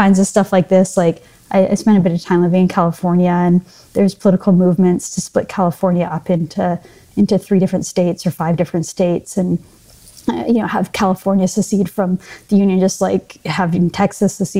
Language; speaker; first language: English; native; English